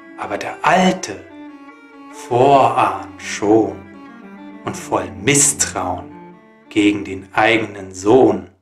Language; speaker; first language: German; native; German